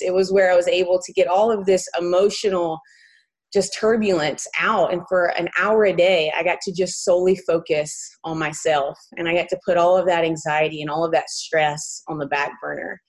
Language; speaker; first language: English; native; English